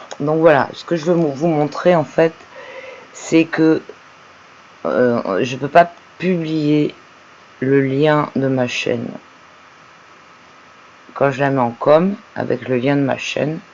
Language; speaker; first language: French; native; French